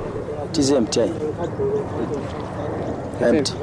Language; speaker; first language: English; non-native, local second language; Swahili